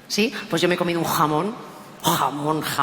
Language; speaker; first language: Spanish; native; Spanish